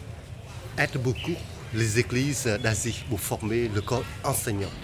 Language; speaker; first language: French; non-native, fluent; Vietnamese